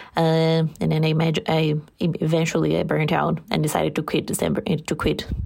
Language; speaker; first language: English; non-native, fluent; Portuguese